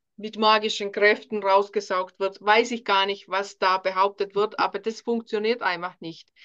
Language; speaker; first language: German; non-native, fluent; Finnish